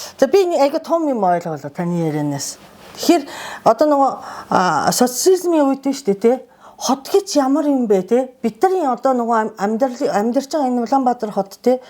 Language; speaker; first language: Mongolian; non-native, fluent; Japanese